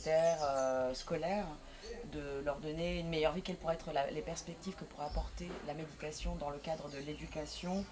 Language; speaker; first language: French; non-native, fluent; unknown